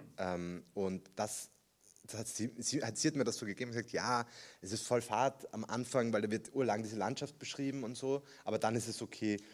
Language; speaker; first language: German; early bilingual, other home language; Spanish